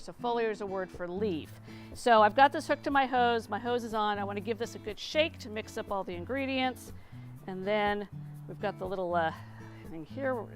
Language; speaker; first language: English; native; English